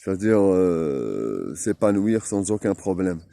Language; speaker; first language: French; non-native, local second language; Arabic